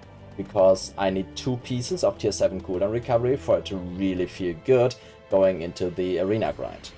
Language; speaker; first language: English; non-native, fluent; German